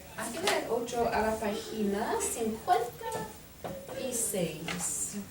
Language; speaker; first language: Spanish; non-native, learner; English